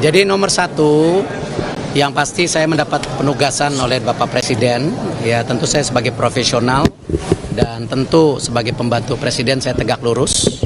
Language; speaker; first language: Indonesian; native; Indonesian